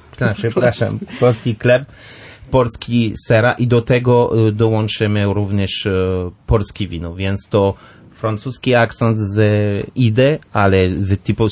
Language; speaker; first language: Polish; non-native, learner; French